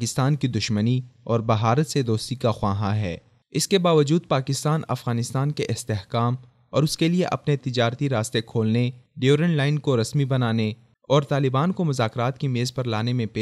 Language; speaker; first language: Urdu; native; Urdu